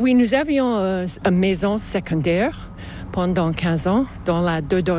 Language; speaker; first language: French; non-native, local second language; English